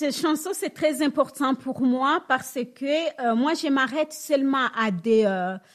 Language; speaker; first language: French; non-native, local second language; Swahili